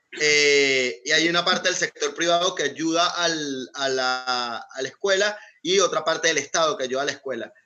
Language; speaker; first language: Spanish; native; Spanish